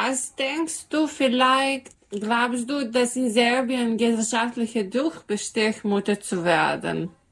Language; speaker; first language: German; non-native, learner; Serbian